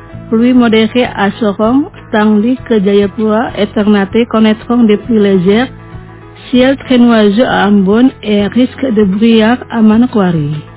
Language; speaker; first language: French; non-native, fluent; Indonesian